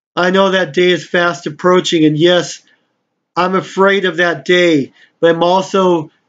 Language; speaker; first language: English; native; English